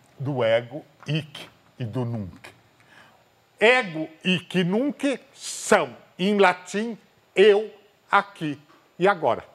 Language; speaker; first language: Portuguese; native; Portuguese